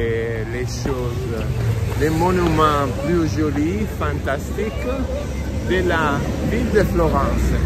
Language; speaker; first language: French; non-native, learner; Italian